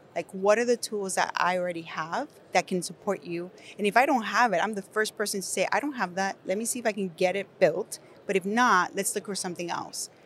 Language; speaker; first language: English; non-native, fluent; Spanish